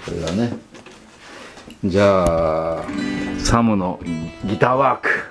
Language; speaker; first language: Japanese; native; Japanese